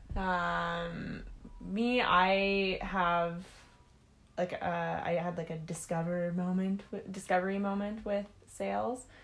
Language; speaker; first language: English; native; English